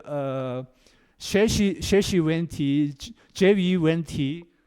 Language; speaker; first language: Chinese; non-native, learner; Korean